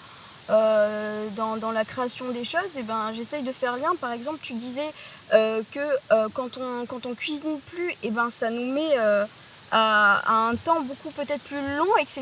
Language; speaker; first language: French; native; French